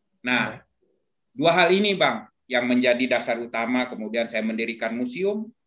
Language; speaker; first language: Indonesian; native; Indonesian